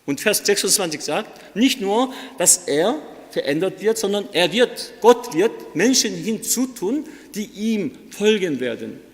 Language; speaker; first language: German; early bilingual, other home language; Korean